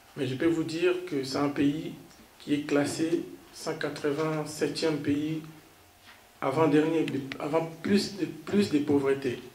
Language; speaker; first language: French; non-native, local second language; Kongo